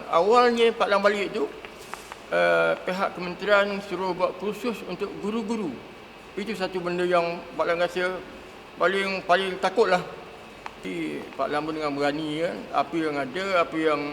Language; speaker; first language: Malay; native; Malay